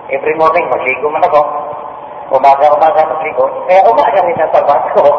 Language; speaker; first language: Filipino; non-native, local second language; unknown